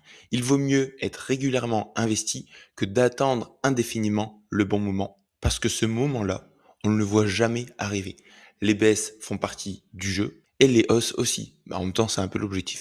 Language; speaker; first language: French; native; French